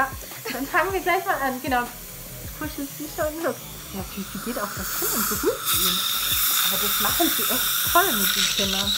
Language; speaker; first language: German; native; German